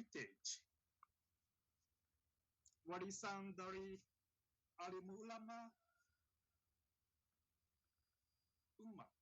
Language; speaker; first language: Indonesian; non-native, learner; Japanese